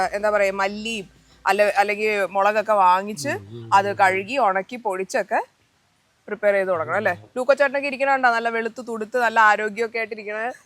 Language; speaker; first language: Malayalam; native; Malayalam